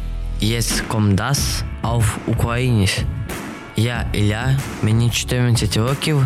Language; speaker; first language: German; non-native, learner; Ukrainian